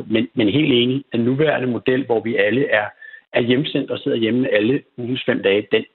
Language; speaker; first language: Danish; native; Danish